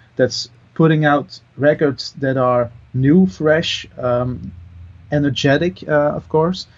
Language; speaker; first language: English; non-native, fluent; Dutch